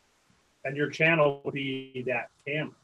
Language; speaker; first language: English; native; English